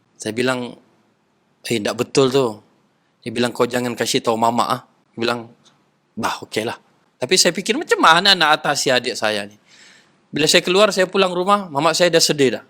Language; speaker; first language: Malay; non-native, local second language; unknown